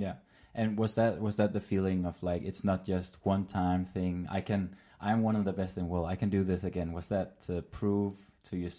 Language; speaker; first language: English; non-native, fluent; Danish